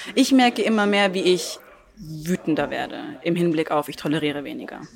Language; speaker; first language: German; early bilingual, other home language; Turkish